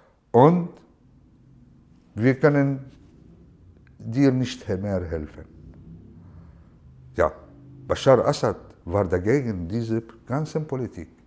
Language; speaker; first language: German; non-native, learner; Arabic